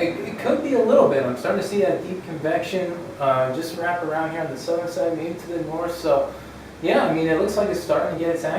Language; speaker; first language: English; native; English